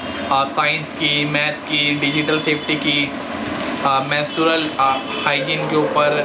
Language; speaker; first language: Hindi; native; Hindi